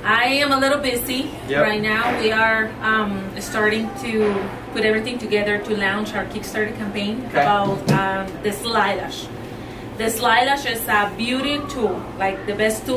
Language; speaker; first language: English; non-native, fluent; Spanish